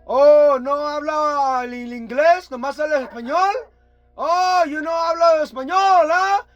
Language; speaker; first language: Spanish; early bilingual, heritage; Spanish